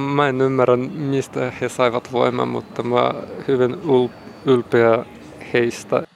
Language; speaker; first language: Finnish; non-native, learner; Russian